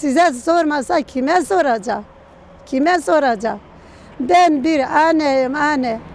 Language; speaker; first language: Turkish; non-native, local second language; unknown